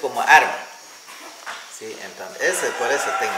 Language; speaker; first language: Spanish; non-native, local second language; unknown